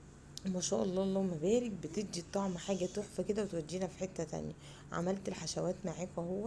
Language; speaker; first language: Arabic; native; Arabic